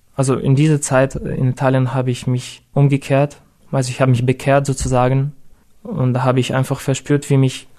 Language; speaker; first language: German; non-native, fluent; Russian